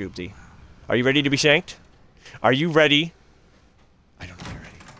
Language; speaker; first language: English; native; English